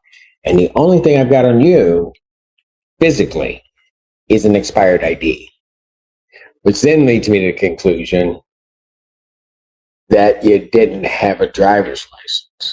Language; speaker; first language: English; native; English